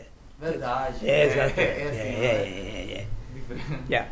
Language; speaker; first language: Portuguese; non-native, learner; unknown